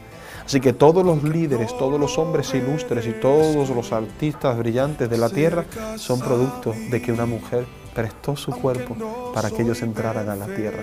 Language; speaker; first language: Spanish; native; Spanish